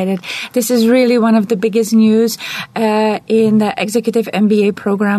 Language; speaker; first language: English; non-native, fluent; Czech